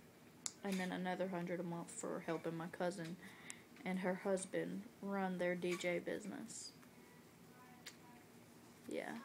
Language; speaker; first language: English; native; English